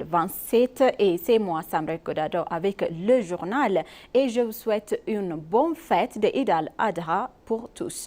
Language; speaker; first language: French; non-native, fluent; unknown